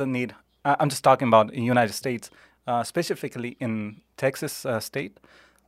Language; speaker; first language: English; non-native, local second language; Nepali